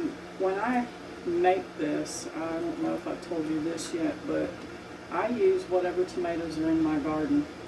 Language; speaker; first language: English; native; English